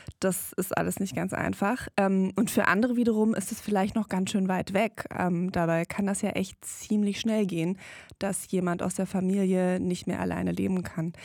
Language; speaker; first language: German; native; German